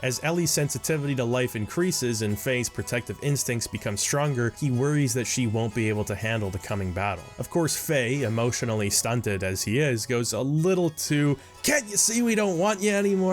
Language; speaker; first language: English; native; English